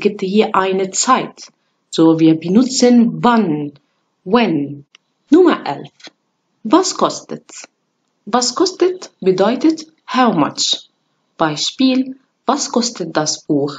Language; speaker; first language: German; non-native, fluent; Arabic